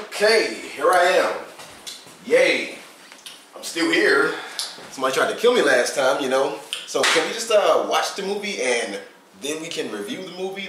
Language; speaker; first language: English; native; English